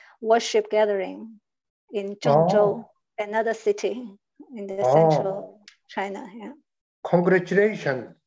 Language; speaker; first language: English; non-native, learner; Chinese